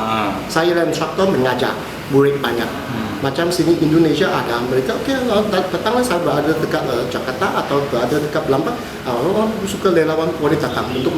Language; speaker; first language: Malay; non-native, local second language; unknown